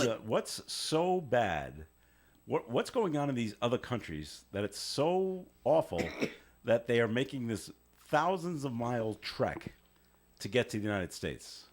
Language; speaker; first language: English; native; English